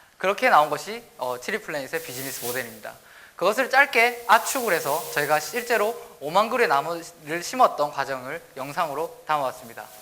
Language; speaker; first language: Korean; native; Korean